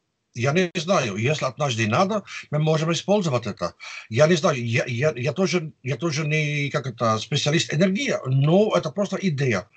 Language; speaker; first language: Russian; non-native, fluent; Dutch